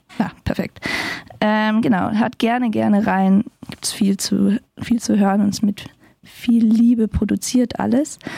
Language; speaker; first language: German; native; German